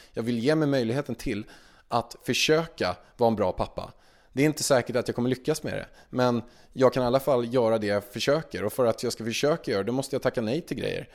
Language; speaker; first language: Swedish; early bilingual, other home language; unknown